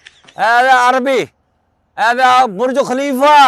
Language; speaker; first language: Arabic; non-native, learner; Punjabi